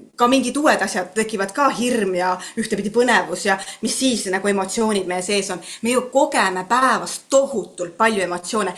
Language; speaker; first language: Estonian; native; Estonian